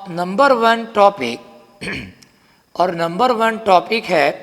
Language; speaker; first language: Hindi; non-native, local second language; Marathi